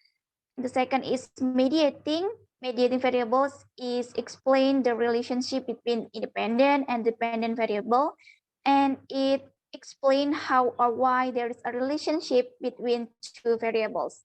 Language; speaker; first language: English; non-native, learner; Indonesian